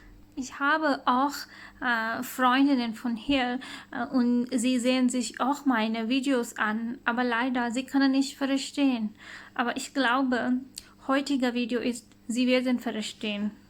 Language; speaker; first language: German; non-native, learner; Urdu